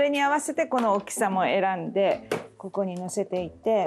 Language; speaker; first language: Japanese; native; Japanese